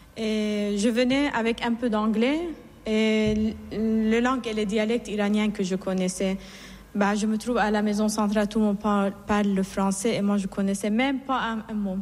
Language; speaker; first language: French; non-native, fluent; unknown